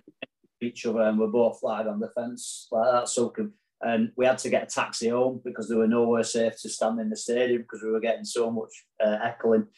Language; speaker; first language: English; native; English